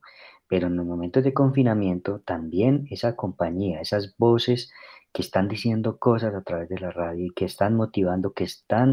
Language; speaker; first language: Spanish; native; Spanish